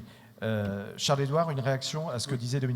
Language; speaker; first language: French; native; French